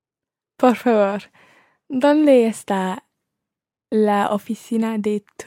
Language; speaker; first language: Spanish; non-native, learner; English